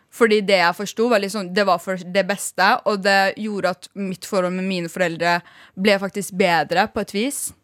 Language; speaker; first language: Norwegian; early bilingual, other home language; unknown